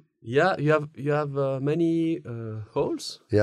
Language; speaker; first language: English; non-native, learner; French